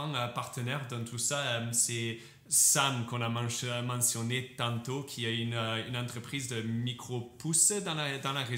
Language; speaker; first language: French; native; French